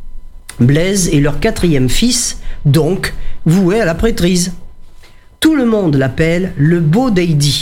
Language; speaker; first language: French; native; French